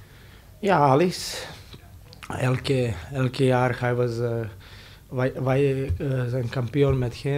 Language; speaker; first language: Dutch; non-native, learner; Serbian